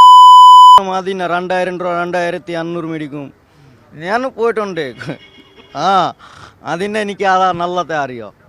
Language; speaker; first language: Malayalam; non-native, learner; Assamese